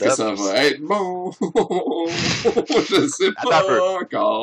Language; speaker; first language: French; native; French